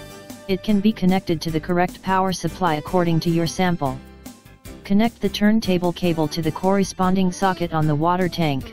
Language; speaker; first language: English; non-native, fluent; Chinese